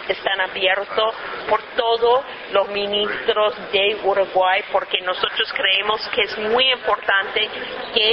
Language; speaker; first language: Spanish; non-native, fluent; English